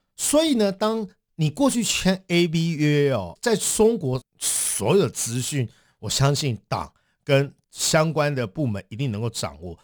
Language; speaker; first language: Chinese; native; Chinese